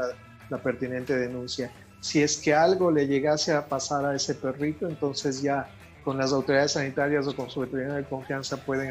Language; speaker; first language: Spanish; native; Spanish